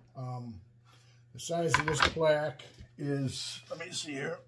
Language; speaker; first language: English; native; English